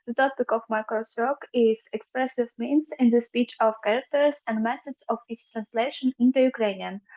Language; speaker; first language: English; non-native, fluent; Ukrainian